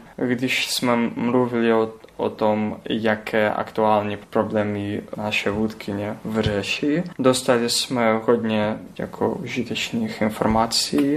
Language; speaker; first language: Czech; non-native, learner; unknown